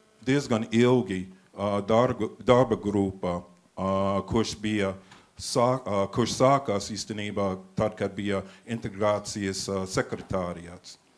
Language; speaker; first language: Latvian; non-native, fluent; English